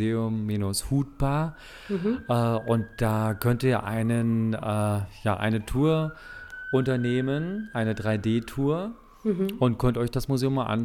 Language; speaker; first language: German; native; German